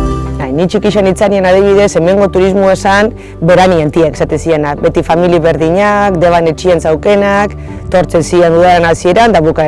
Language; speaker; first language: Basque; native; Basque